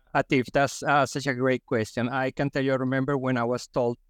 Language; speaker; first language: English; non-native, fluent; Spanish